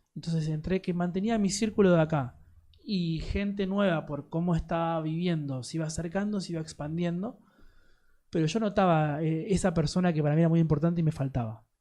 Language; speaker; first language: Spanish; native; Spanish